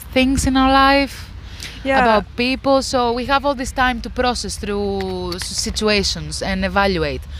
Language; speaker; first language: English; non-native, fluent; Greek